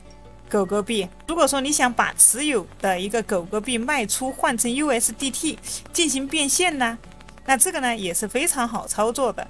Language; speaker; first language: Chinese; native; Chinese